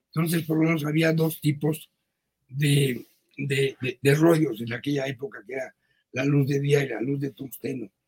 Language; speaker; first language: Spanish; early bilingual, other home language; Yiddish